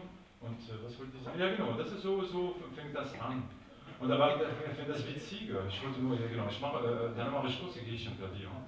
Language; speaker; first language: German; non-native, local second language; French